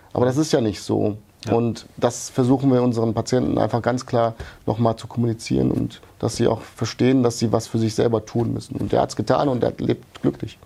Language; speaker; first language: German; early bilingual, other home language; Hungarian